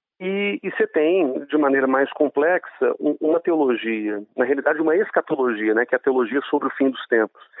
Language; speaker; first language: Portuguese; non-native, fluent; Hebrew